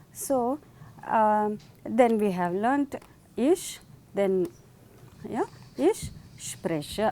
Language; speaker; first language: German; non-native, fluent; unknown